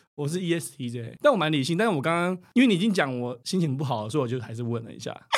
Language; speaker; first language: Chinese; native; Chinese